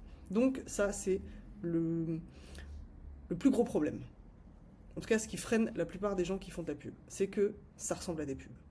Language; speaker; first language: French; native; French